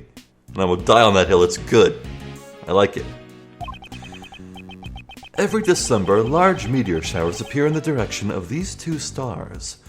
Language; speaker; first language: English; native; English